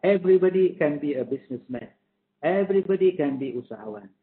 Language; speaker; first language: English; non-native, local second language; Malay